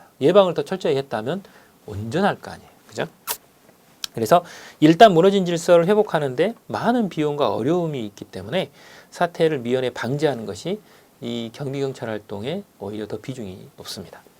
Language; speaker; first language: Korean; native; Korean